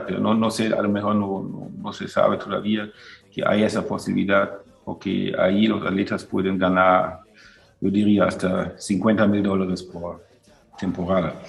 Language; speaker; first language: Spanish; non-native, fluent; German